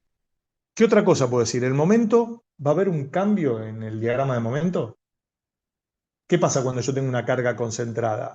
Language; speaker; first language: Spanish; native; Spanish